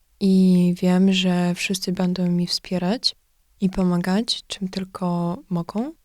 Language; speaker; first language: Polish; non-native, learner; Ukrainian